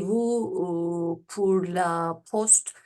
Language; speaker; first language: French; non-native, learner; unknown